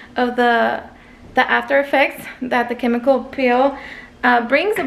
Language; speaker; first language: English; early bilingual, other home language; Spanish